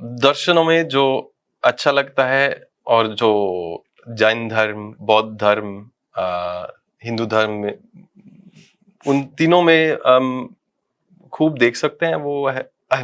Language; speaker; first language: Hindi; non-native, fluent; Dutch